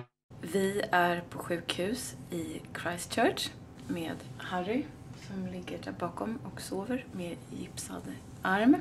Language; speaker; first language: Swedish; native; Swedish